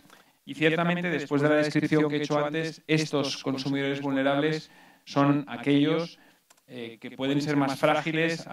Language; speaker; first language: Spanish; native; Spanish